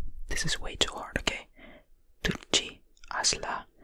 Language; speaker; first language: English; non-native, fluent; Finnish